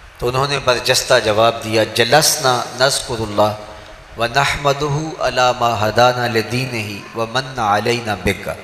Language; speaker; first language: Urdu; non-native, local second language; Punjabi